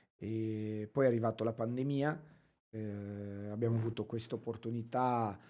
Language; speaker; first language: Italian; non-native, fluent; Romanian